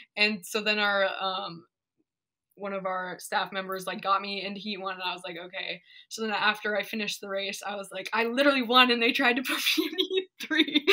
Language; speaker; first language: English; native; English